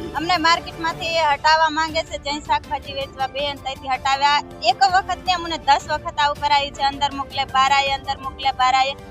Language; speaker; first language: Gujarati; non-native, local second language; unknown